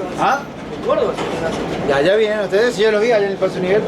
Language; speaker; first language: Spanish; native; Spanish